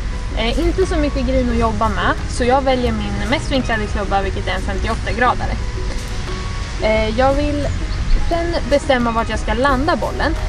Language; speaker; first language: Swedish; native; Swedish